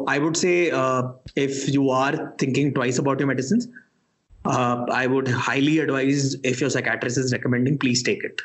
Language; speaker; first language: English; non-native, local second language; Hindi